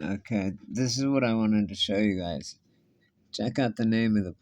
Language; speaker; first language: English; native; English